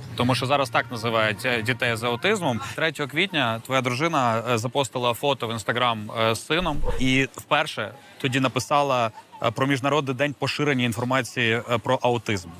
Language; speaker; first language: Ukrainian; native; Ukrainian